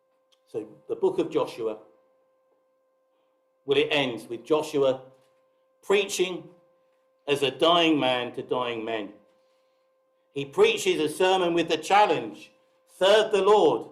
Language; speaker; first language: English; native; English